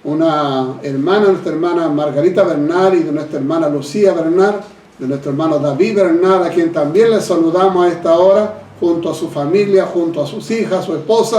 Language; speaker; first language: Spanish; native; Spanish